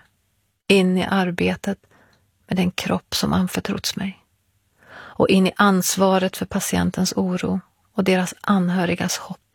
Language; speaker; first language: Swedish; early bilingual, other home language; Persian